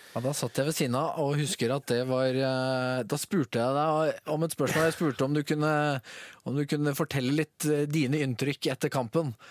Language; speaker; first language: Norwegian; native; Norwegian